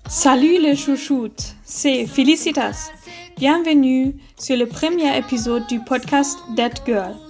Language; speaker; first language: French; non-native, learner; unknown